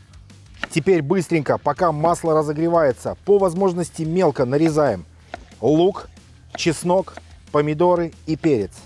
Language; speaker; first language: Russian; native; Russian